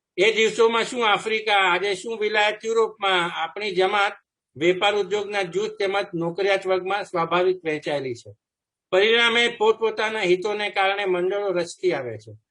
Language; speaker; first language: Gujarati; native; Gujarati